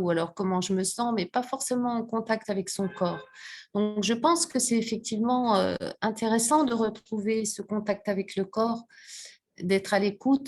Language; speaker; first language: French; native; French